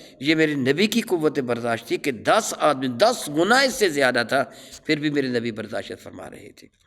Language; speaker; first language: Urdu; non-native, local second language; Punjabi